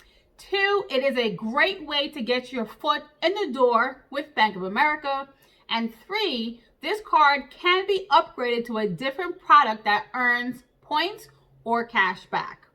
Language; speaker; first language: English; native; English